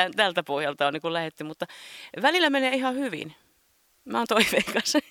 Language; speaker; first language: Finnish; native; Finnish